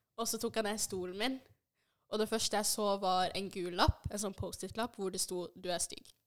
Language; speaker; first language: Norwegian; early bilingual, other home language; Swahili